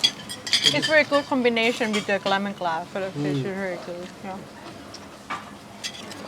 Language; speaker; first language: English; non-native, learner; Thai